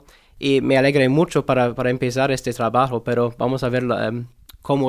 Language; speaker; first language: Spanish; non-native, learner; English